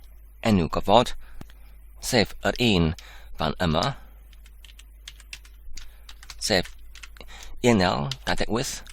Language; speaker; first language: Welsh; non-native, learner; English